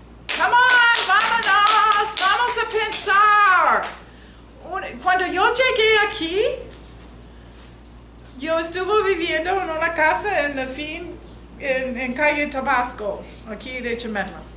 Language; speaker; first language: Spanish; non-native, learner; English